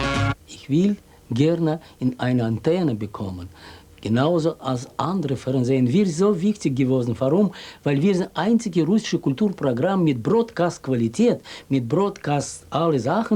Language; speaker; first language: German; non-native, learner; Russian